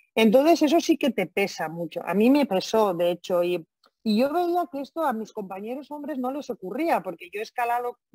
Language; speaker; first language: Spanish; native; Spanish